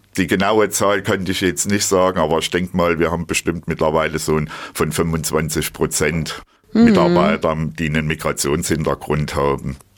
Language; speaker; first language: German; native; German